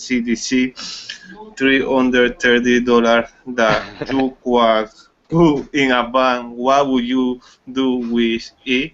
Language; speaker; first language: English; non-native, learner; Spanish